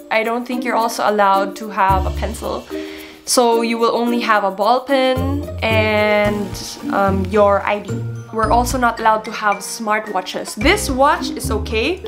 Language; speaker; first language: English; non-native, local second language; Filipino